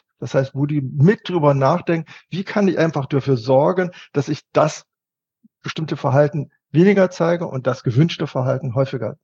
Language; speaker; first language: German; native; German